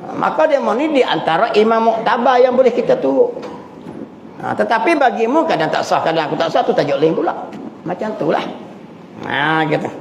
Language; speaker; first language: Malay; native; Malay